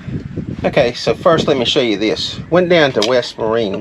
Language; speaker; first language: English; native; English